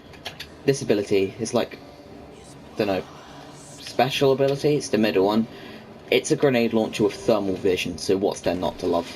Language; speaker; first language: English; native; English